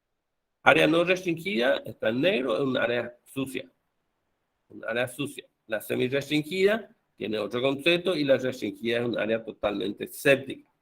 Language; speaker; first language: Spanish; native; Spanish